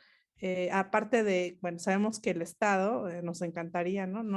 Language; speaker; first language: Spanish; non-native, local second language; Mixtepec Mixtec